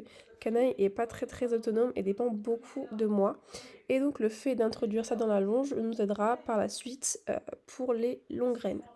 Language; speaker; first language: French; native; French